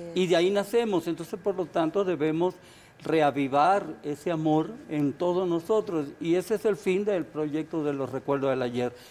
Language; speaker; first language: Spanish; native; Spanish